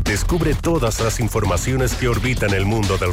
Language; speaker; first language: Spanish; native; Spanish